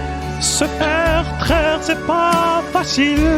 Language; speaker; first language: French; native; French